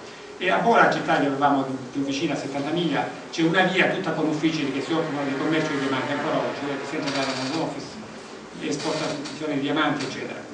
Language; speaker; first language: Italian; native; Italian